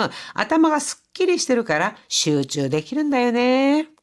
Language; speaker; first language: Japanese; non-native, fluent; Korean